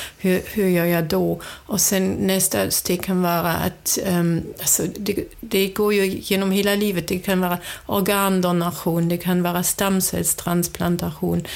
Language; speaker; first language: Swedish; non-native, fluent; German